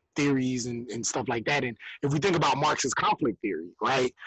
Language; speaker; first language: English; native; English